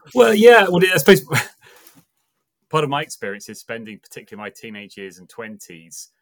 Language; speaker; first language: English; native; English